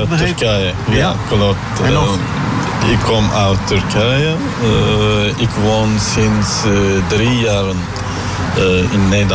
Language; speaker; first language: Dutch; non-native, learner; Turkish